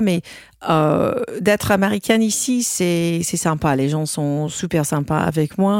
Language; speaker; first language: French; non-native, fluent; English